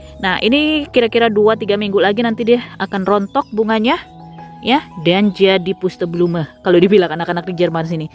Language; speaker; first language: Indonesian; native; Indonesian